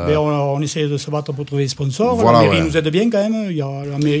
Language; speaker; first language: French; native; French